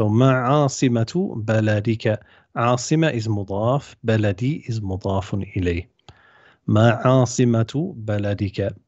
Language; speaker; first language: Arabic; non-native, fluent; English